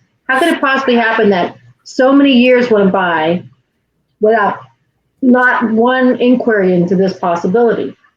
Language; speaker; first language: English; native; English